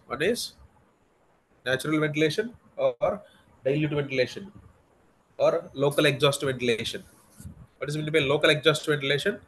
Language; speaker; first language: English; non-native, local second language; Telugu